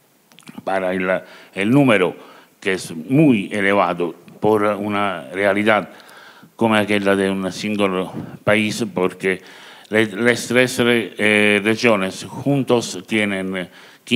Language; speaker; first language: Spanish; non-native, learner; Italian